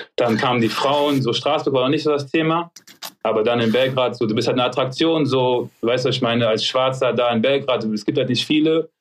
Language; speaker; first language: German; early bilingual, other home language; French